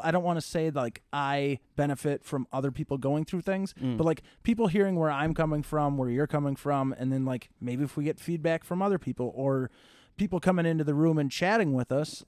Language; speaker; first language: English; native; English